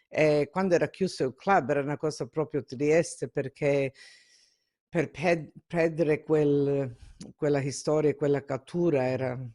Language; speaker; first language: Italian; early bilingual, heritage; Italian